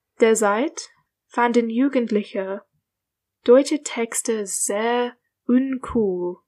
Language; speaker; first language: German; non-native, learner; English